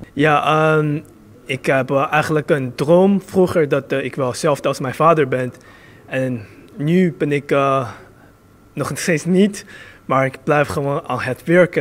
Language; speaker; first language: Dutch; early bilingual, other home language; Chinese